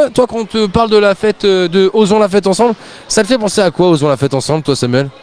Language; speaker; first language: French; native; French